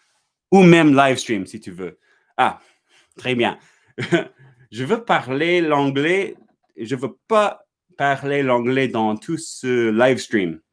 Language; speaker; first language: French; non-native, learner; English